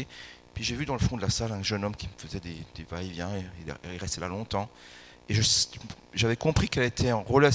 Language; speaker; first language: French; native; French